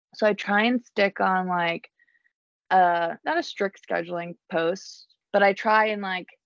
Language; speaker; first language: English; native; English